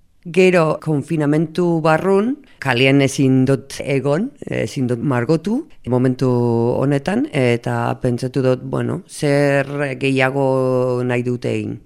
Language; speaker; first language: Basque; non-native, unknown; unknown